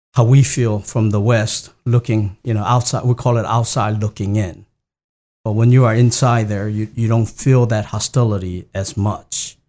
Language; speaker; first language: English; non-native, fluent; Korean